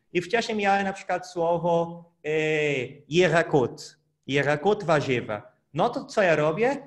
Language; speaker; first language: Polish; non-native, fluent; Portuguese